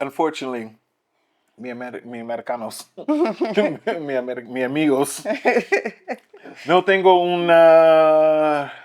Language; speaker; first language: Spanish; non-native, learner; English